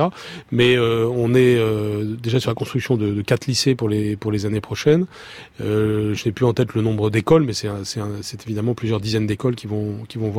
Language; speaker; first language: French; native; French